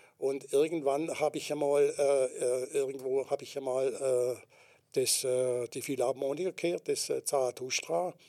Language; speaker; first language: German; native; German